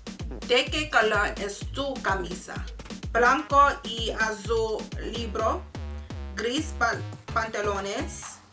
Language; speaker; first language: Spanish; non-native, learner; English